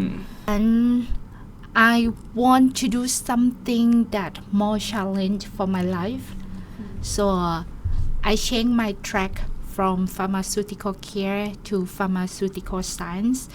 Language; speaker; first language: English; non-native, learner; Thai